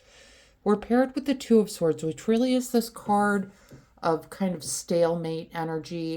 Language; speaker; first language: English; native; English